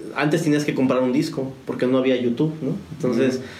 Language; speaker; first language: Spanish; native; Spanish